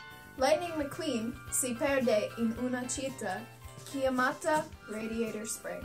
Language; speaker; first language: Italian; non-native, learner; English